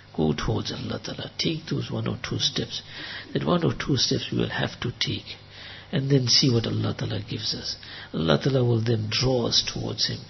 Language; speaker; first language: English; native; English